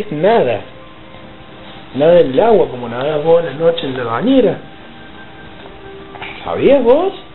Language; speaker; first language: Spanish; native; Spanish